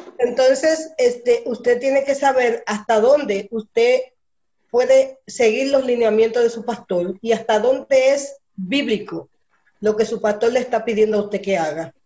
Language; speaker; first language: Spanish; early bilingual, heritage; Spanish